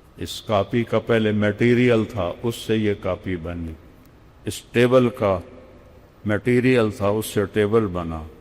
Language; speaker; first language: Urdu; non-native, local second language; Punjabi